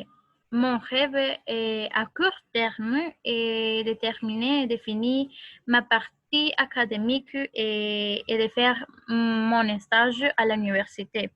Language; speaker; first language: French; non-native, learner; Spanish